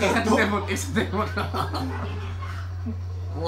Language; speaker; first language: Indonesian; non-native, local second language; Javanese